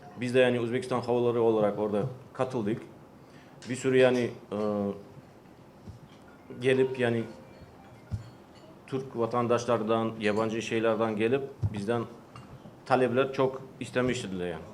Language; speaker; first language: Turkish; non-native, learner; Uzbek